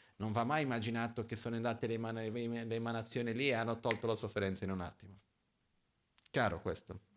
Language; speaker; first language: Italian; non-native, fluent; Portuguese